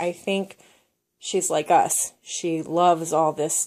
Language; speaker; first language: English; native; English